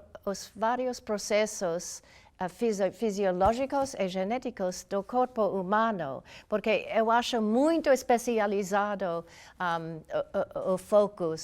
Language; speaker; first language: Portuguese; non-native, fluent; English